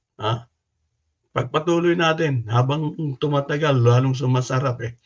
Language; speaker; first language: Filipino; non-native, local second language; Cebuano